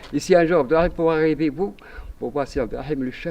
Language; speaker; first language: French; non-native, learner; Arabic